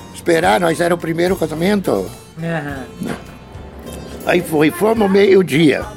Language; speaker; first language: Portuguese; native; Portuguese